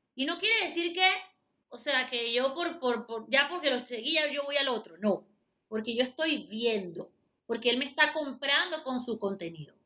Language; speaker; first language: Spanish; native; Spanish